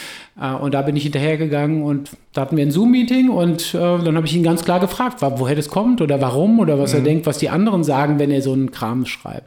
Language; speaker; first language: German; native; German